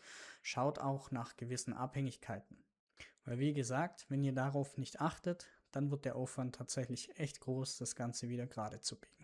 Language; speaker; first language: German; native; German